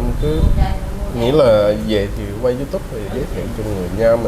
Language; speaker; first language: Vietnamese; early bilingual, heritage; Vietnamese